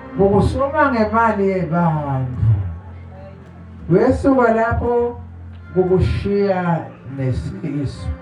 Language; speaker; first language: Zulu; non-native, local second language; South Ndebele